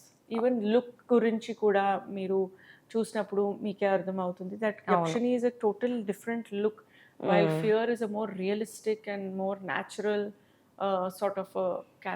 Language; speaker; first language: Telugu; non-native, local second language; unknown